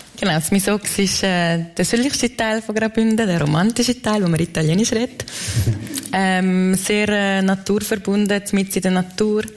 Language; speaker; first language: German; native; German